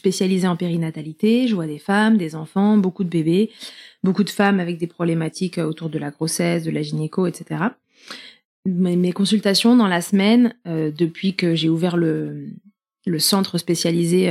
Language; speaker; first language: French; native; French